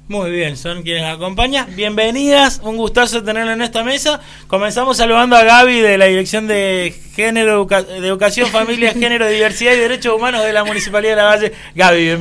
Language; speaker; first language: Spanish; native; Spanish